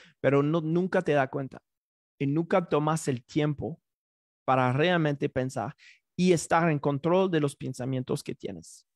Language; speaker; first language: Spanish; non-native, fluent; French